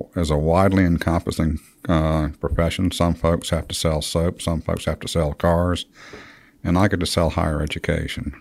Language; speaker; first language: English; native; English